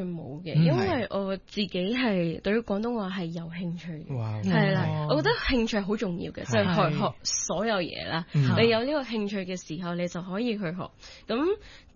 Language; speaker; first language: Cantonese; early bilingual, other home language; Punjabi